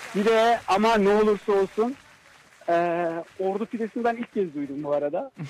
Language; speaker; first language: Turkish; native; Turkish